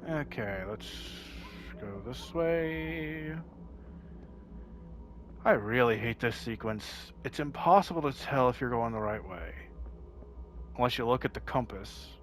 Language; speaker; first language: English; native; English